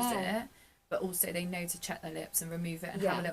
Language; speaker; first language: English; native; English